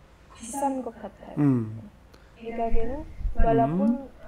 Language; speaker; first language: Korean; non-native, learner; Indonesian